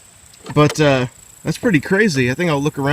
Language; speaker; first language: English; native; English